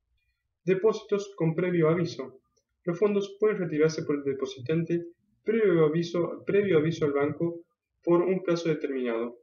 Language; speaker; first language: Spanish; native; Spanish